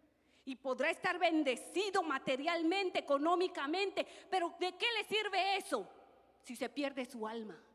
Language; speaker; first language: Spanish; native; Spanish